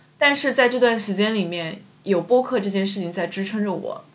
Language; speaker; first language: Chinese; native; Chinese